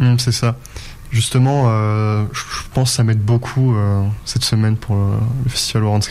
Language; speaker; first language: French; native; French